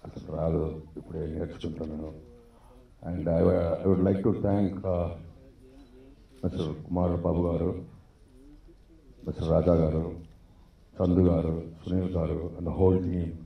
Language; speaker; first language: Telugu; non-native, learner; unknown